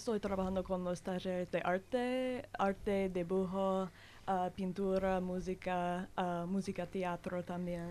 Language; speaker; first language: Spanish; non-native, learner; English